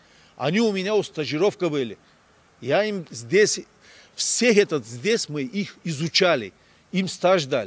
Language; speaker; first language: Russian; non-native, learner; Turkish